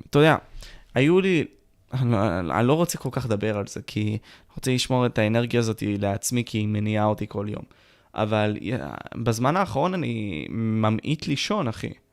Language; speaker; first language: Hebrew; native; Hebrew